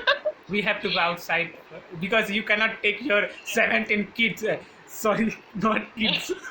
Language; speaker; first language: English; non-native, learner; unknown